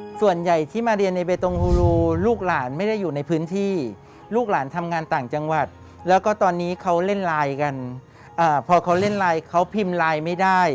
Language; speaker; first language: Thai; native; Thai